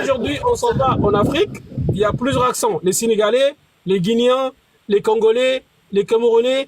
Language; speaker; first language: French; non-native, fluent; Arabic